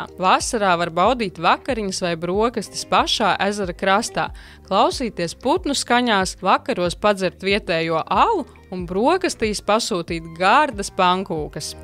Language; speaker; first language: Latvian; native; Latvian